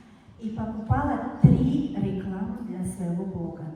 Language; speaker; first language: Russian; non-native, fluent; Tajik